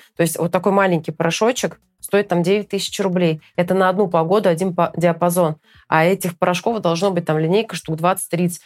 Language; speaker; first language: Russian; native; Russian